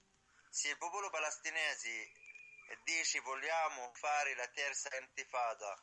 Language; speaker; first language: Italian; non-native, learner; Arabic